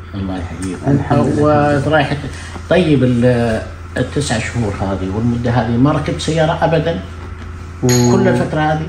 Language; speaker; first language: Arabic; native; Arabic